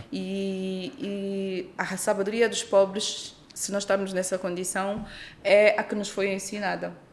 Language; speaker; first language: Portuguese; native; Portuguese